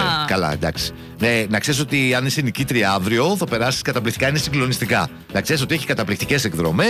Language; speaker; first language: Greek; native; Greek